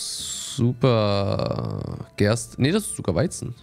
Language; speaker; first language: German; native; German